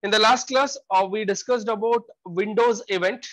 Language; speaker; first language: English; non-native, local second language; Kannada